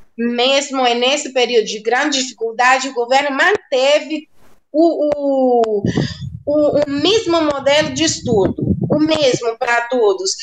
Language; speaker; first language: Portuguese; non-native, fluent; Spanish